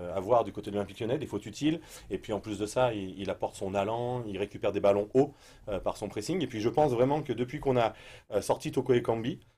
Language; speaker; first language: French; native; French